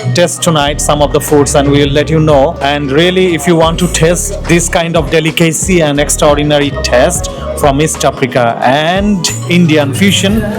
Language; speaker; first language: English; non-native, local second language; Bangla